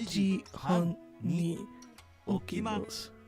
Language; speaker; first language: Japanese; non-native, learner; English